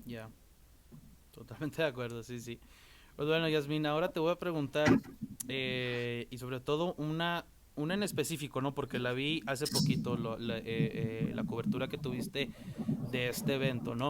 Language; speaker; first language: Spanish; native; Spanish